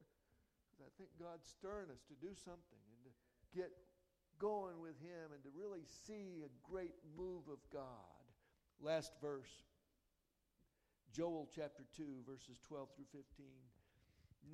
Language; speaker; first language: English; native; English